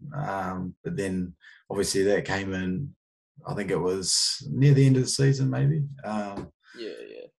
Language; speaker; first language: English; native; English